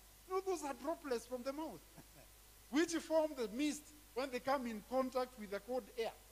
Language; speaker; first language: English; non-native, local second language; Kikuyu